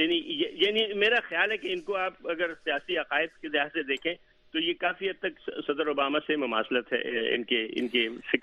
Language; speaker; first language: Urdu; native; Urdu